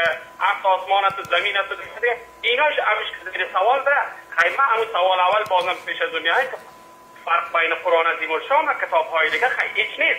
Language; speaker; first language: Persian; native; Persian